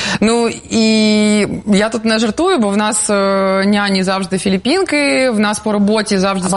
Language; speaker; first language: Ukrainian; non-native, local second language; Russian